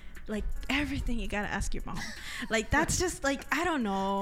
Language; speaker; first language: English; early bilingual, other home language; Spanish